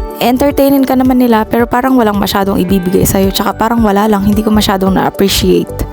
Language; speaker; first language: Filipino; native; Filipino